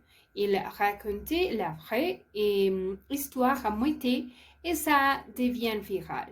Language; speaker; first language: French; non-native, learner; Spanish